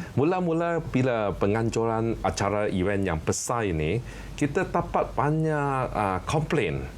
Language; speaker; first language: Malay; non-native, local second language; Chinese